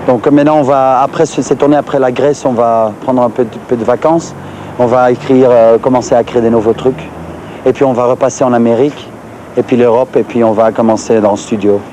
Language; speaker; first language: French; non-native, local second language; Dutch